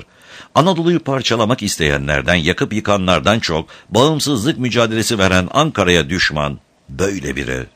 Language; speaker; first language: Turkish; native; Turkish